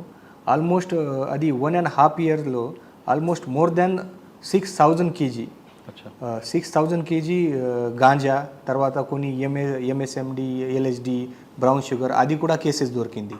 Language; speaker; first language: Telugu; non-native, fluent; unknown